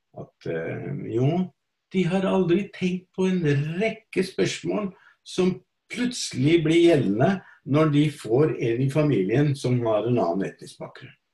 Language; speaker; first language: Norwegian; non-native, fluent; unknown